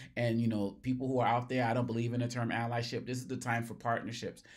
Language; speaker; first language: English; native; English